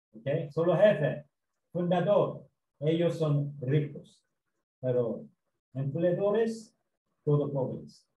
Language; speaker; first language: Spanish; non-native, learner; Korean